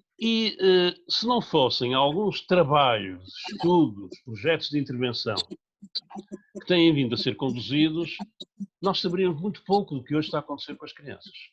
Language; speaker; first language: Portuguese; native; Portuguese